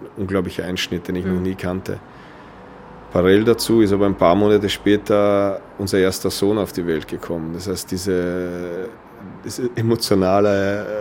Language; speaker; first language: German; native; German